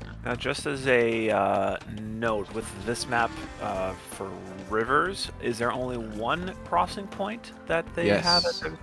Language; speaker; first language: English; native; English